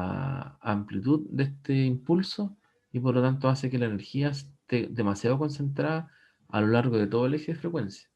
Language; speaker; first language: Spanish; native; Spanish